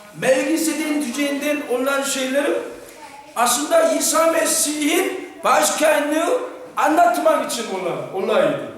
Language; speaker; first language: Turkish; non-native, fluent; Korean